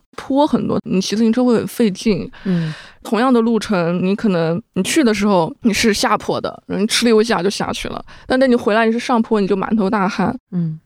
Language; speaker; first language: Chinese; native; Chinese